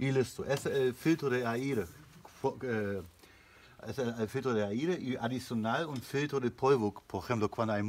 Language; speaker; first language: Spanish; non-native, learner; German